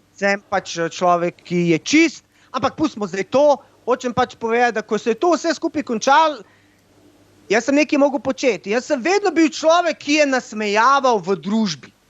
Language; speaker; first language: Slovenian; early bilingual, other home language; Bosnian